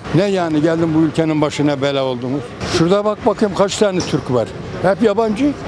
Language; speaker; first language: Turkish; native; Turkish